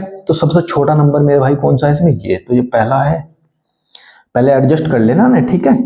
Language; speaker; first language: Hindi; native; Hindi